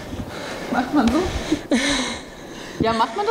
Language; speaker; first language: German; native; German